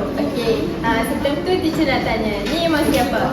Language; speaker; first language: Malay; native; Malay